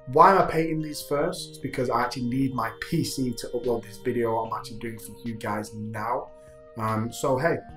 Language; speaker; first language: English; native; English